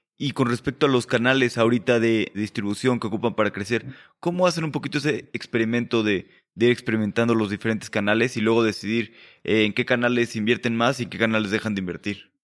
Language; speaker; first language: Spanish; native; Spanish